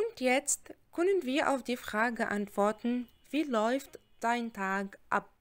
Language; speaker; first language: German; non-native, fluent; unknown